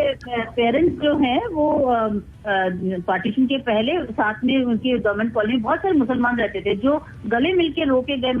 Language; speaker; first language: Hindi; non-native, local second language; Tamil